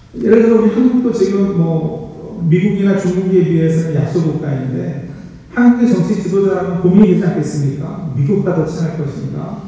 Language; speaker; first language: Korean; native; Korean